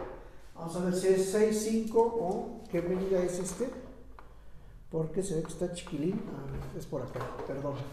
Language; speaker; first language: Spanish; native; Spanish